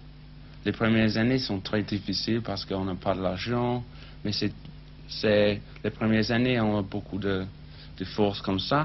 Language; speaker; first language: French; non-native, learner; English